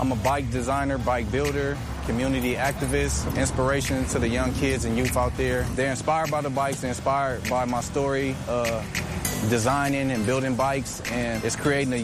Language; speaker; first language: English; non-native, fluent; Vietnamese